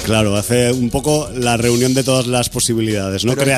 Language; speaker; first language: Spanish; native; Spanish